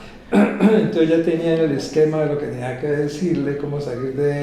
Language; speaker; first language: Spanish; native; Spanish